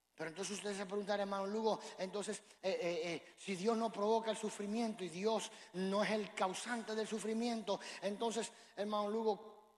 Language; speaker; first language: Spanish; native; Spanish